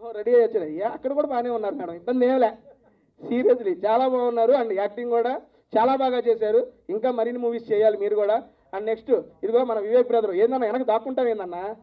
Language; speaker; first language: Telugu; native; Telugu